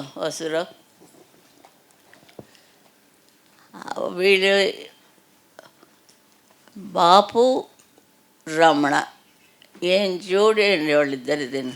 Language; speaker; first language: Telugu; native; Telugu